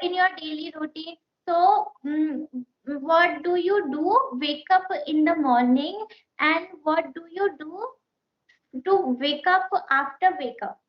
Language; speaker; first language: English; non-native, learner; Hindi